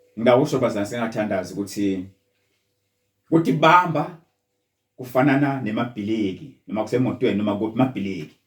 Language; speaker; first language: Zulu; non-native, local second language; Swati